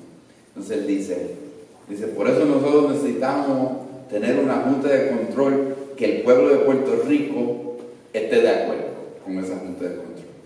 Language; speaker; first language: Spanish; early bilingual, other home language; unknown